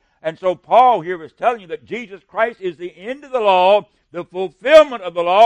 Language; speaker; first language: English; native; English